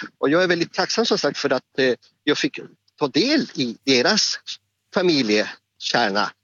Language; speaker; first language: Swedish; non-native, fluent; Spanish